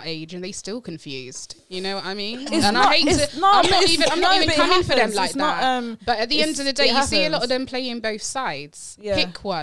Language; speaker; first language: English; native; English